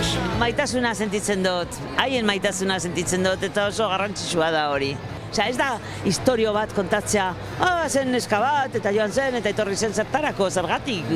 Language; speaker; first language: Basque; non-native, fluent; Spanish